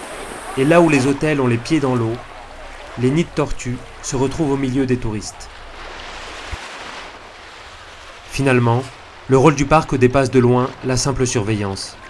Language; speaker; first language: French; native; French